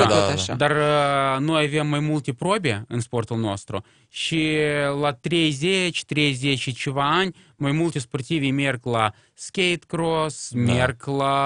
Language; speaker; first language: Romanian; non-native, local second language; Russian